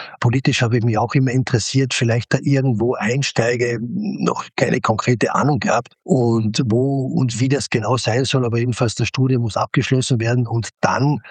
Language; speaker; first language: German; non-native, local second language; Slovenian